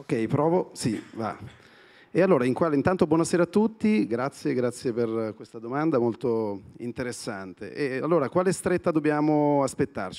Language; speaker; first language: Italian; native; Italian